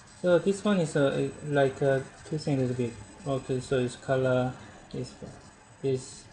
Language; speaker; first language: English; non-native, learner; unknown